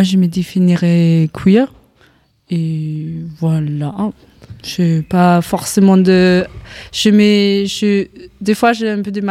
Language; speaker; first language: French; non-native, fluent; German